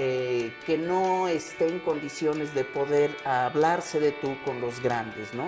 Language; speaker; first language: Spanish; native; Spanish